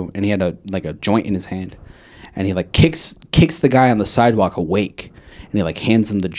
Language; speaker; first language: English; native; English